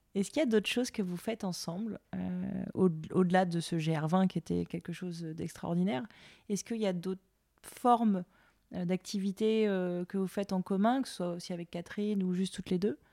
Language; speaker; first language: French; native; French